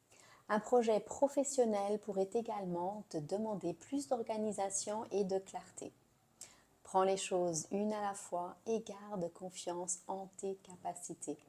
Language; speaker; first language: French; native; French